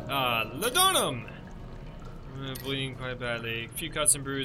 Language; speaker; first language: English; native; English